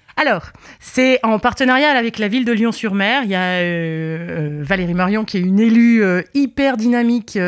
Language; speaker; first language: French; native; French